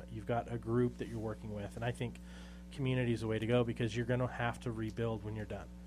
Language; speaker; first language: English; native; English